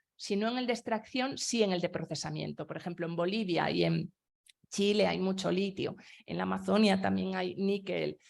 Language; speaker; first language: Spanish; non-native, local second language; Galician